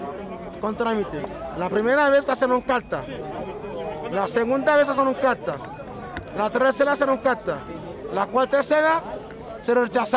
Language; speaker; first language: Spanish; non-native, learner; Haitian Creole